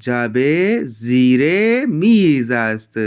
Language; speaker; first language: Persian; non-native, fluent; Urdu